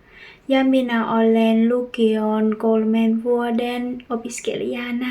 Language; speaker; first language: Finnish; non-native, learner; Vietnamese